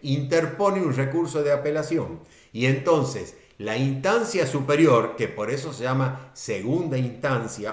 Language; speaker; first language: Spanish; native; Spanish